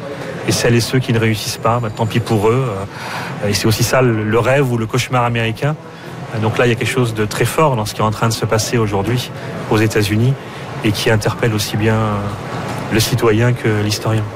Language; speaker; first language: French; native; French